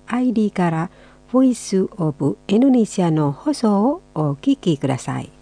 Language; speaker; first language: Japanese; non-native, fluent; Indonesian